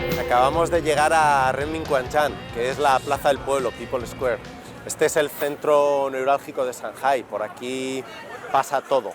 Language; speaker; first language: Spanish; native; Spanish